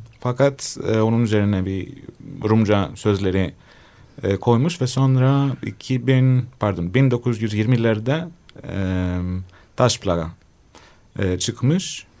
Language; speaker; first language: Turkish; non-native, fluent; Greek